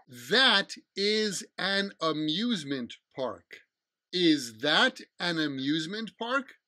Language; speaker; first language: English; native; English